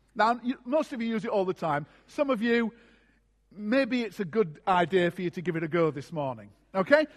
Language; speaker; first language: English; native; English